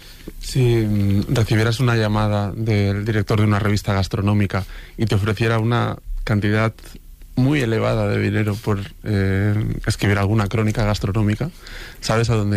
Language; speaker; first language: Spanish; native; Spanish